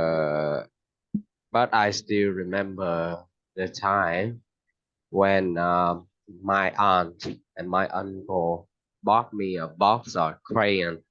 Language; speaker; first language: English; non-native, fluent; Vietnamese